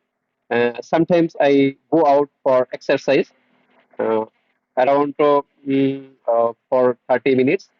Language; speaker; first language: English; non-native, learner; Bangla